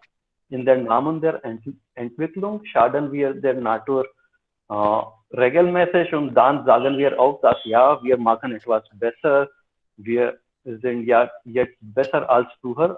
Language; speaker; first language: German; non-native, fluent; Hindi